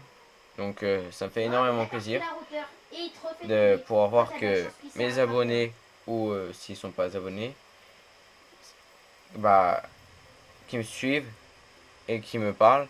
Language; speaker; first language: French; native; French